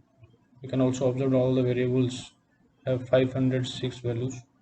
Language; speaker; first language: English; non-native, local second language; Odia